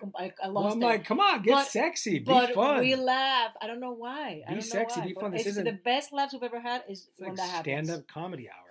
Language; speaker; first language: English; non-native, fluent; Spanish